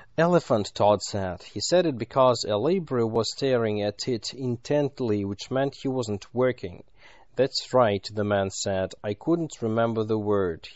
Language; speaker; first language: English; non-native, fluent; Russian